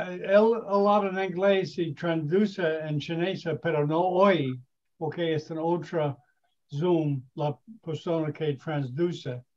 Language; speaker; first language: Spanish; non-native, learner; English